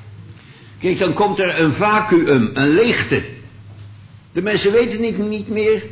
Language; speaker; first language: Dutch; native; Dutch